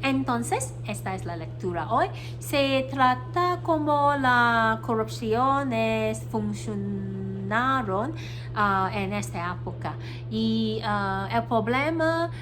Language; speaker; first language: Spanish; non-native, learner; Cantonese